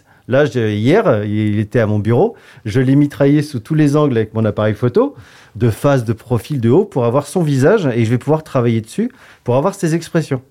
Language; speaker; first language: French; native; French